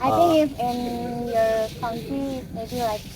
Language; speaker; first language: English; non-native, learner; Indonesian